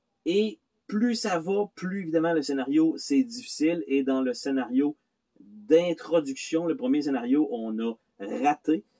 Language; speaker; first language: French; native; French